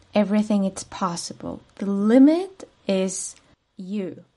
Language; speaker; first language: English; non-native, fluent; Spanish